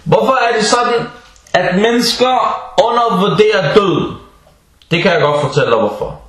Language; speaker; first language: Danish; early bilingual, other home language; Arabic